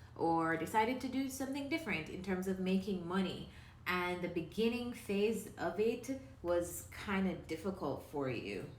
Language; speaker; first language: English; native; English